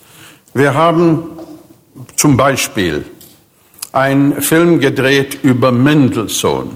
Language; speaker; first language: German; non-native, fluent; English